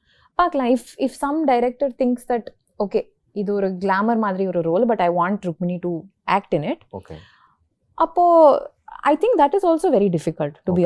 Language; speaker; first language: Tamil; non-native, local second language; Kannada